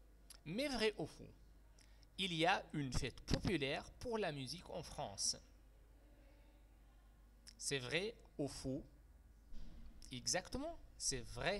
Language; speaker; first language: French; non-native, fluent; Arabic